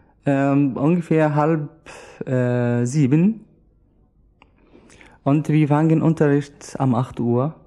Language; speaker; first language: German; non-native, learner; Arabic